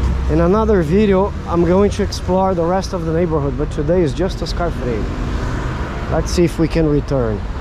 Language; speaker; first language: English; non-native, fluent; Portuguese